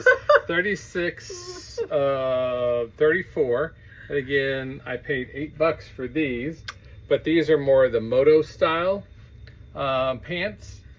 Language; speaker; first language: English; native; English